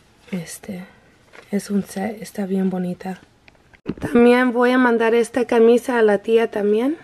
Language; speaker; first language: Spanish; non-native, learner; English